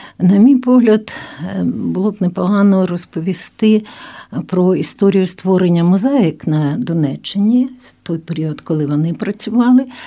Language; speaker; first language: Ukrainian; non-native, local second language; Russian